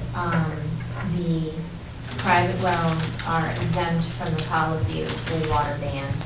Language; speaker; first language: English; native; English